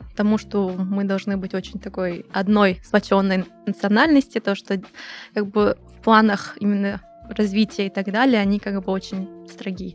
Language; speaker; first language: Russian; non-native, local second language; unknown